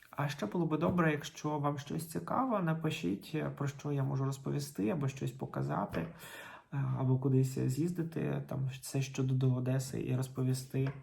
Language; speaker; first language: Ukrainian; native; Ukrainian